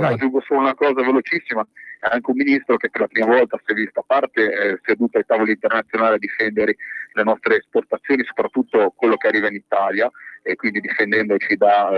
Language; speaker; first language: Italian; native; Italian